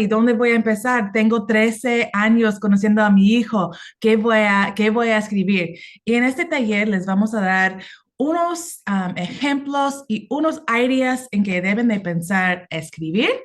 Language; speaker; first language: Spanish; non-native, fluent; English